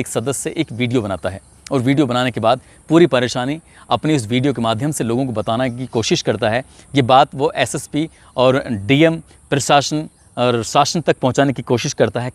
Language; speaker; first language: Hindi; native; Hindi